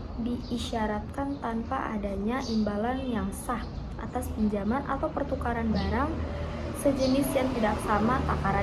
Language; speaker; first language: Indonesian; native; Indonesian